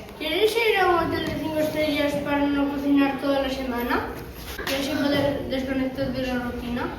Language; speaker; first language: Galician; non-native, local second language; Spanish